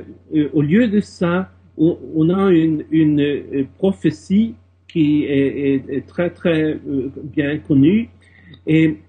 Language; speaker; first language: French; non-native, fluent; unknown